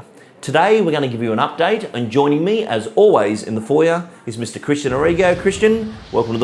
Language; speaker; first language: English; native; English